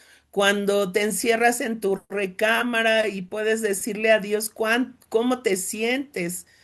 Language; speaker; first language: Spanish; native; Spanish